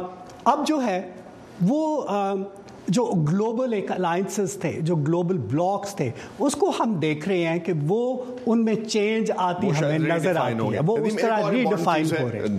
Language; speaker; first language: Urdu; native; Urdu